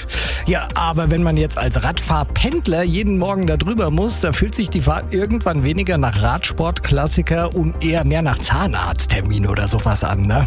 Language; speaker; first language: German; native; German